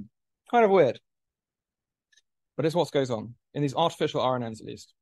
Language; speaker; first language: English; native; English